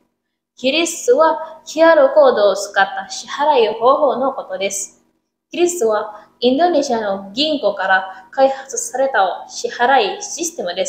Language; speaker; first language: Japanese; non-native, learner; Indonesian